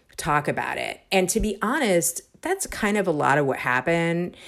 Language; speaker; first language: English; native; English